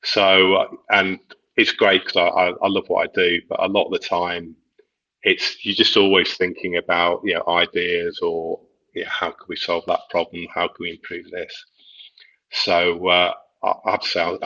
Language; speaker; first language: English; native; English